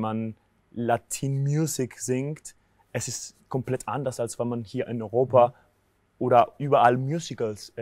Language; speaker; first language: German; non-native, fluent; Spanish